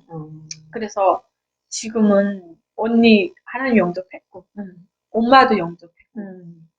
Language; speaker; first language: Korean; native; Korean